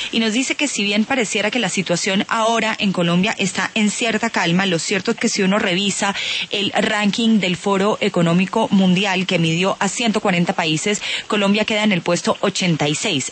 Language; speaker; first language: Spanish; native; Spanish